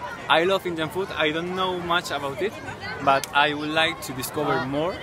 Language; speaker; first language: English; non-native, fluent; Spanish